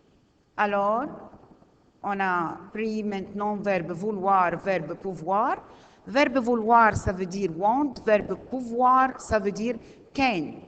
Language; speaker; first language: French; non-native, learner; Arabic